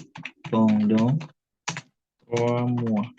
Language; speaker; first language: French; non-native, fluent; Indonesian